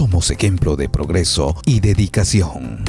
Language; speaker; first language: Spanish; native; Spanish